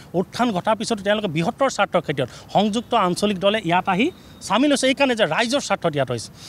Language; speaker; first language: Assamese; native; Assamese